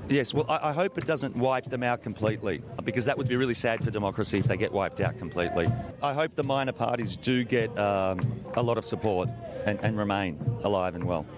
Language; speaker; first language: English; early bilingual, other home language; Italian